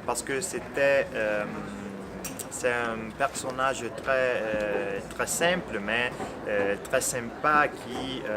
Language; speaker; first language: French; non-native, fluent; Italian